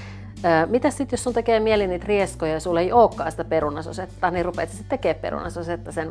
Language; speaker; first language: Finnish; native; Finnish